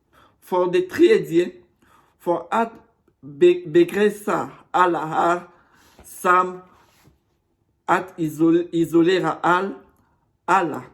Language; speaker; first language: Swedish; non-native, learner; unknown